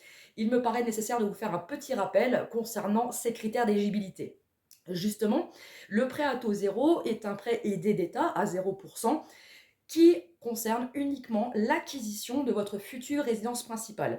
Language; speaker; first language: French; native; French